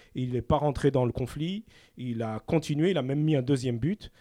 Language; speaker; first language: French; native; French